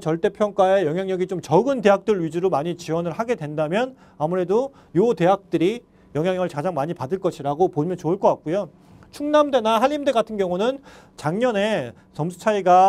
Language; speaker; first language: Korean; native; Korean